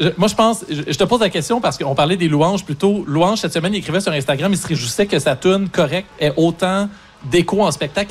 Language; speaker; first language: French; native; French